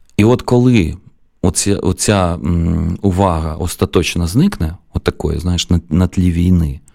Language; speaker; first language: Ukrainian; non-native, local second language; Russian